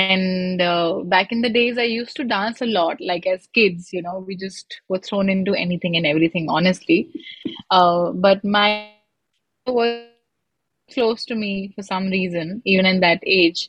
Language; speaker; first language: English; non-native, local second language; Hindi